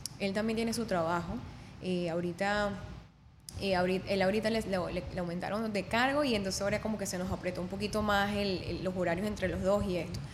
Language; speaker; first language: Spanish; native; Spanish